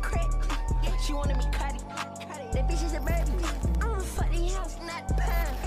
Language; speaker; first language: English; native; English